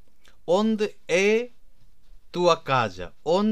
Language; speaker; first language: Portuguese; non-native, learner; Nepali